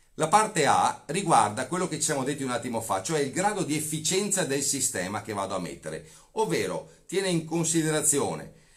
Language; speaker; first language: Italian; native; Italian